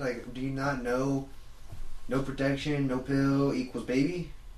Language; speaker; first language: English; native; English